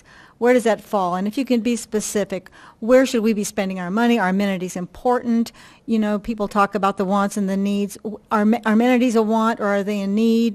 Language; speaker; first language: English; native; English